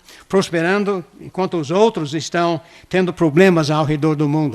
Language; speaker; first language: Portuguese; non-native, fluent; English